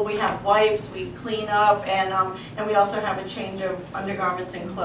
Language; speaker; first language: English; native; English